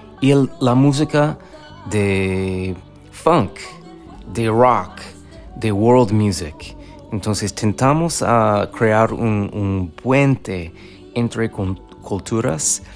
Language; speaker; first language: Spanish; non-native, fluent; English